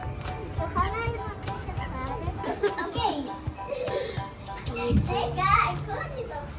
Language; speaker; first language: Dutch; early bilingual, other home language; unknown